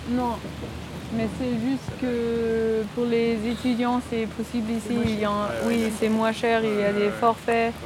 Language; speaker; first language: French; non-native, fluent; German